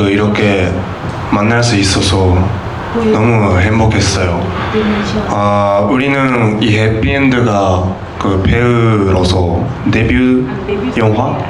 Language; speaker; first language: Korean; non-native, learner; Japanese